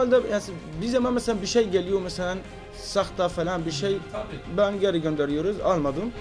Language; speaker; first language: Turkish; non-native, learner; Arabic